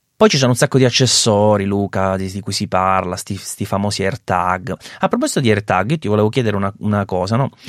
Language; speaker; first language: Italian; native; Italian